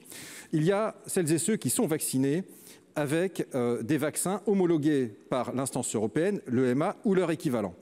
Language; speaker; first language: French; native; French